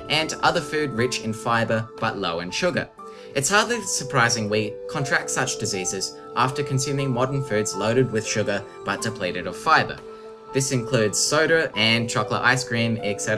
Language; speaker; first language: English; native; English